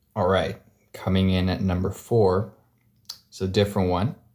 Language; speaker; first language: English; native; English